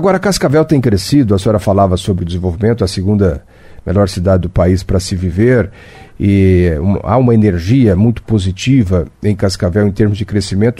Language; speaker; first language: Portuguese; native; Portuguese